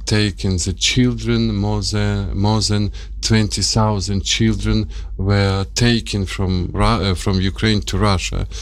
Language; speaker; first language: English; non-native, fluent; Ukrainian